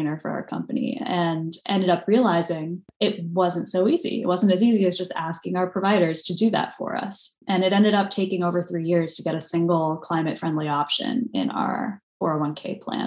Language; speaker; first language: English; native; English